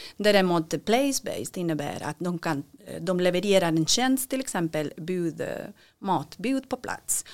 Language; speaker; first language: Swedish; non-native, fluent; Spanish